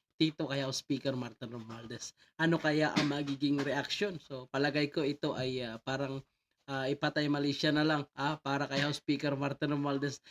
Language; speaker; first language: Filipino; native; Filipino